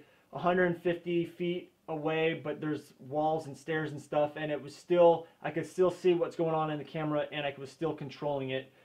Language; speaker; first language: English; native; English